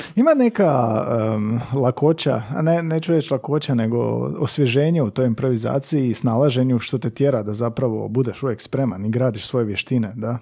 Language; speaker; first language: Croatian; native; Croatian